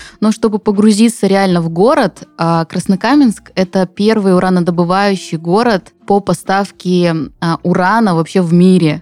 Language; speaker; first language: Russian; native; Russian